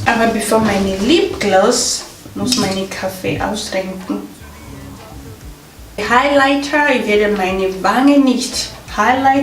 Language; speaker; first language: German; non-native, fluent; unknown